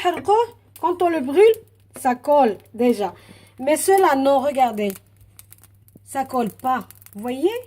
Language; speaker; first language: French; non-native, local second language; Arabic